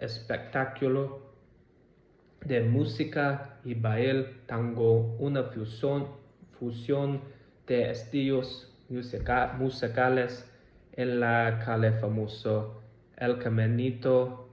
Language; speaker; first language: Spanish; non-native, learner; English